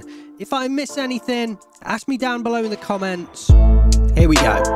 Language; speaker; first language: English; native; English